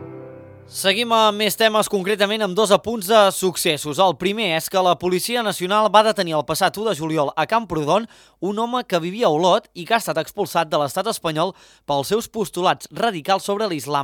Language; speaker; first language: Catalan; native; Catalan